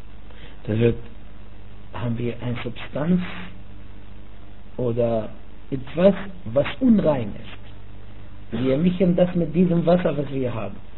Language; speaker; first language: German; non-native, fluent; Arabic